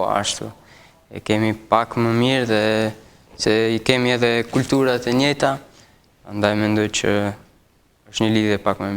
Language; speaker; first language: Albanian; early bilingual, heritage; Albanian